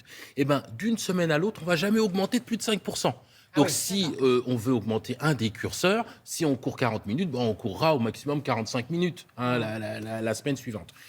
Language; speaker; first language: French; native; French